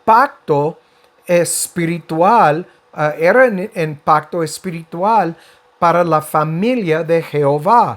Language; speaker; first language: Spanish; non-native, fluent; English